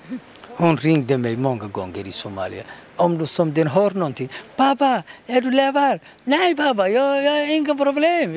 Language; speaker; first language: Swedish; non-native, learner; Somali